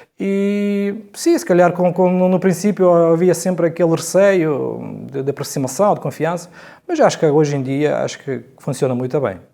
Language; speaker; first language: Portuguese; non-native, fluent; Ukrainian